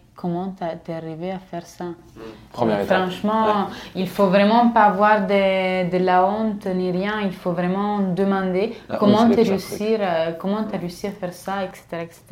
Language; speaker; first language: French; non-native, fluent; Italian